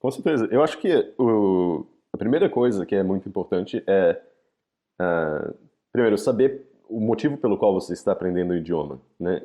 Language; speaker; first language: Portuguese; native; Portuguese